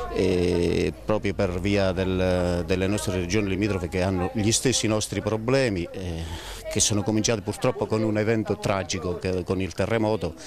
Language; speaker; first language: Italian; native; Italian